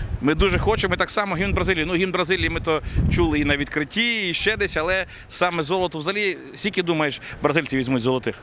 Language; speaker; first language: Ukrainian; native; Ukrainian